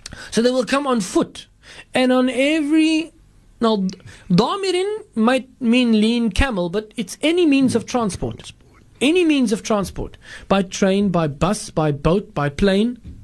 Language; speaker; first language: English; native; English